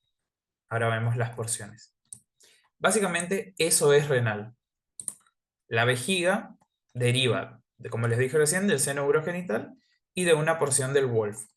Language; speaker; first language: Spanish; native; Spanish